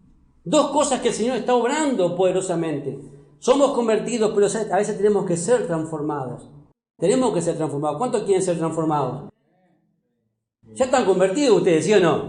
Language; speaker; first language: Spanish; native; Spanish